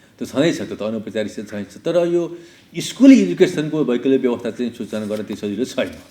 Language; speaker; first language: Nepali; native; Nepali